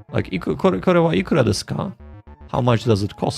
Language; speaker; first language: Japanese; non-native, learner; English